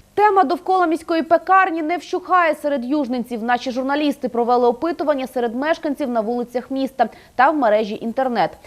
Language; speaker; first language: Ukrainian; native; Ukrainian